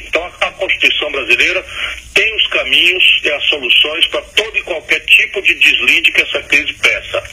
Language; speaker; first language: Portuguese; native; Portuguese